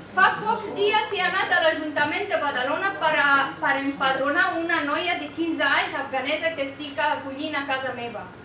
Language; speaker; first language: Catalan; non-native, fluent; Persian